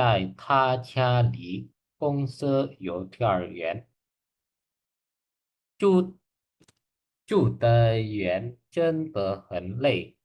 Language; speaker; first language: Chinese; non-native, learner; Indonesian